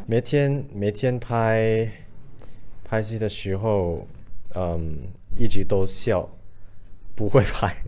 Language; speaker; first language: Chinese; non-native, learner; Thai